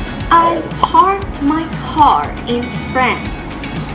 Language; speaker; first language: English; non-native, fluent; Spanish